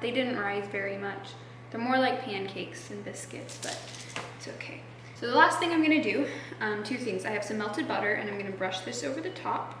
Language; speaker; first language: English; native; English